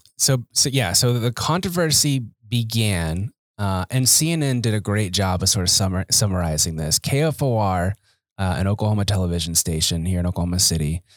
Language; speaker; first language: English; native; English